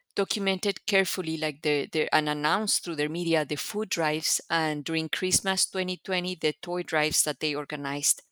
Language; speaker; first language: English; non-native, fluent; Spanish